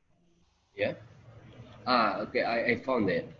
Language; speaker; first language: English; non-native, learner; Indonesian